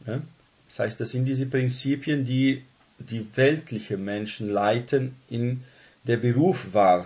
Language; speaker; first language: German; non-native, fluent; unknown